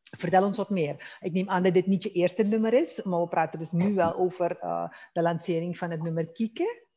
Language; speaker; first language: Dutch; native; Dutch